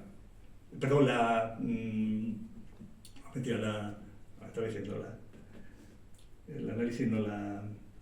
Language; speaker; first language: Spanish; native; Spanish